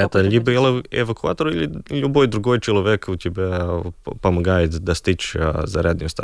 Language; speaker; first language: Russian; non-native, local second language; Latvian